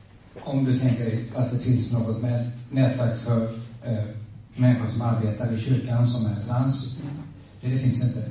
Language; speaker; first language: Swedish; native; Swedish